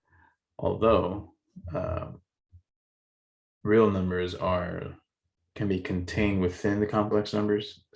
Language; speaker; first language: English; native; English